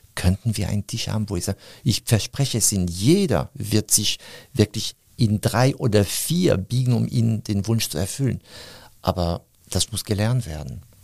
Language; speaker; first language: German; non-native, fluent; French